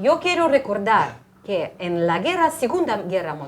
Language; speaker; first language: Spanish; non-native, fluent; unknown